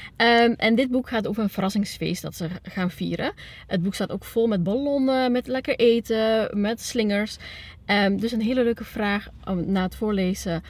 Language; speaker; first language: Dutch; early bilingual, other home language; Spanish